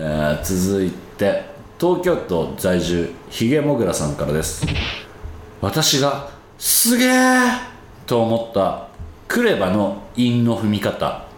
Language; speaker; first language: Japanese; native; Japanese